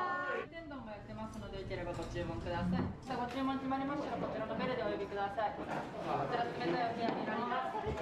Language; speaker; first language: Japanese; native; Japanese